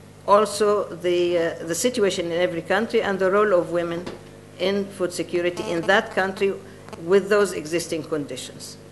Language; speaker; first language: English; non-native, fluent; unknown